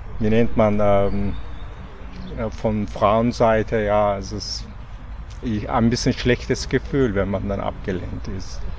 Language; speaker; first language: German; non-native, fluent; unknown